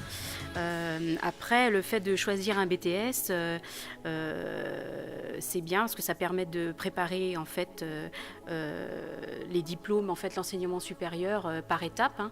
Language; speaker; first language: French; native; French